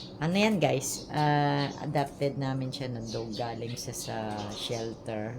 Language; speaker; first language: Filipino; non-native, local second language; Cebuano